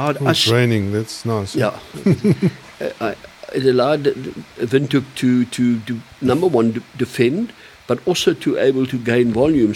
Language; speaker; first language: English; early bilingual, other home language; German